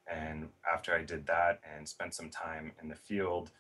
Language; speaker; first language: English; native; English